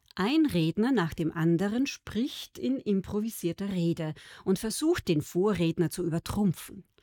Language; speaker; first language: German; native; German